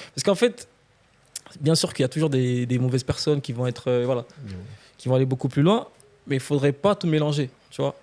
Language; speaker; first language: French; non-native, local second language; Lingala